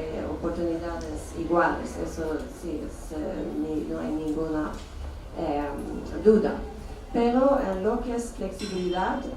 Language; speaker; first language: Spanish; non-native, fluent; Swedish